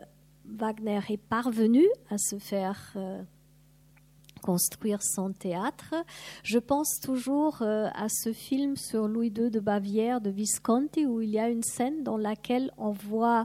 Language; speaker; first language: French; non-native, fluent; German